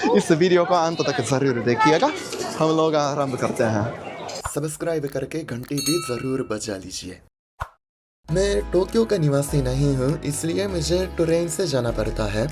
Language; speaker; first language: Hindi; non-native, fluent; Japanese